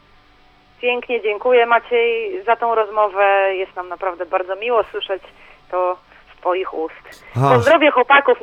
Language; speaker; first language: Polish; native; Polish